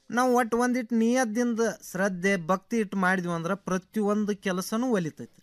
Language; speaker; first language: Kannada; native; Kannada